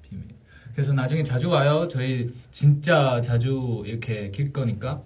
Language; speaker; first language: Korean; non-native, fluent; Chinese